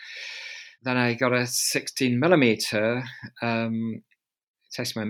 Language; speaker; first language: English; native; English